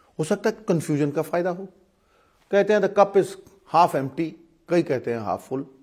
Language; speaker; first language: Hindi; non-native, local second language; Punjabi